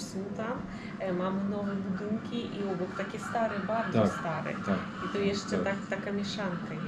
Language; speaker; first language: Polish; early bilingual, heritage; Russian